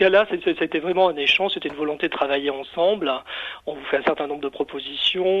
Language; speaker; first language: French; native; French